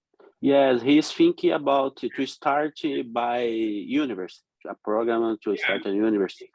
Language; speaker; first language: English; non-native, learner; Portuguese